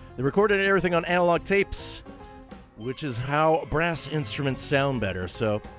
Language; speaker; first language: English; native; English